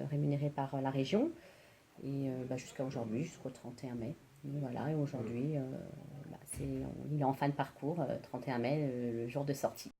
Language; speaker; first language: French; native; French